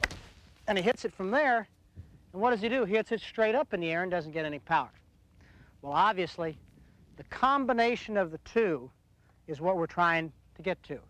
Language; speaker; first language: English; native; English